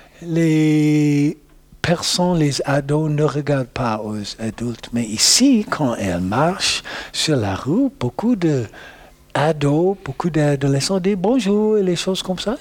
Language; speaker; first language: French; non-native, learner; English